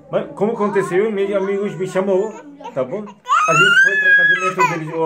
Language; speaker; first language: Portuguese; non-native, learner; Turkish